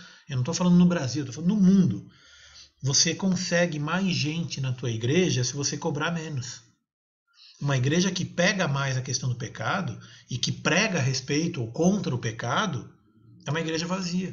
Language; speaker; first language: Portuguese; native; Portuguese